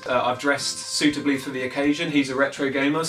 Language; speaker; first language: English; native; English